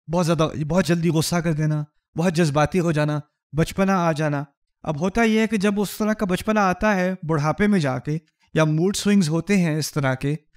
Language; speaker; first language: Urdu; native; Urdu